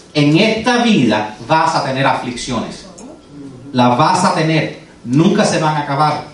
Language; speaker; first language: Spanish; early bilingual, heritage; Spanish